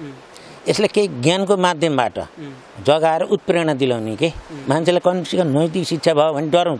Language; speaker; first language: Nepali; native; Nepali